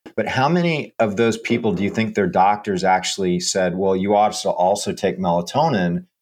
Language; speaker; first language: English; native; English